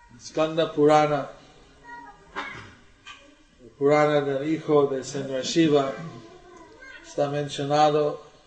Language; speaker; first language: Spanish; non-native, learner; English